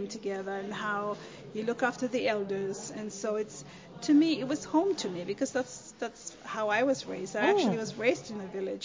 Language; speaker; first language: English; non-native, fluent; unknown